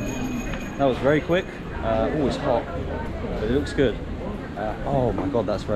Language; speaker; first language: English; native; English